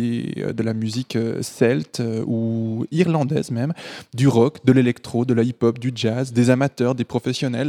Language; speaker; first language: French; native; French